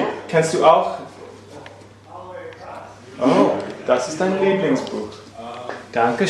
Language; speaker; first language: German; non-native, learner; English